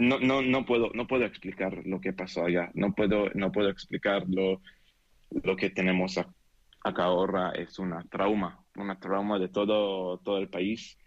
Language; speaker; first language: Spanish; non-native, learner; Hebrew